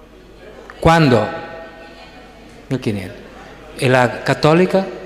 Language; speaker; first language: Spanish; non-native, fluent; Italian